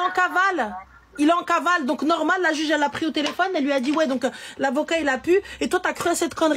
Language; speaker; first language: French; native; French